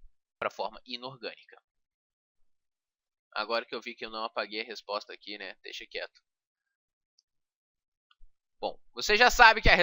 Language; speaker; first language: Portuguese; native; Portuguese